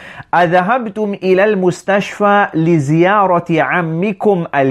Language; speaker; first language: Arabic; non-native, fluent; English